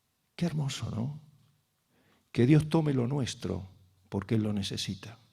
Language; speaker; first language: Spanish; native; Spanish